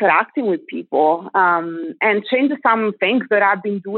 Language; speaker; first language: English; non-native, fluent; Italian